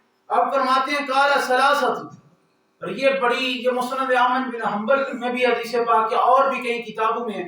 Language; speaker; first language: Urdu; native; Urdu